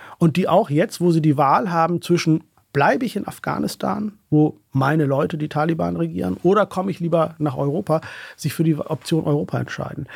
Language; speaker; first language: German; early bilingual, other home language; Urdu